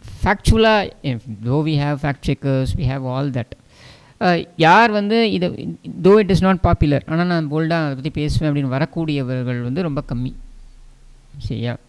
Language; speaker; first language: Tamil; native; Tamil